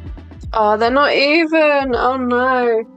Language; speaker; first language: English; native; English